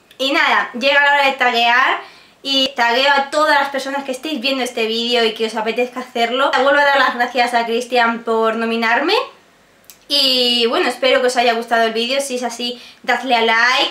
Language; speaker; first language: Spanish; native; Spanish